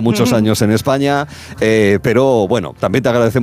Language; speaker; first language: Spanish; native; Spanish